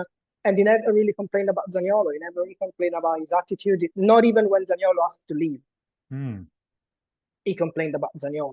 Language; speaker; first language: English; non-native, fluent; Italian